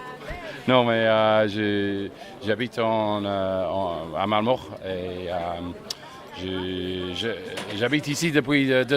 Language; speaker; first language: French; non-native, fluent; English